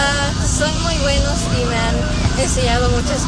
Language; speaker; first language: Spanish; early bilingual, other home language; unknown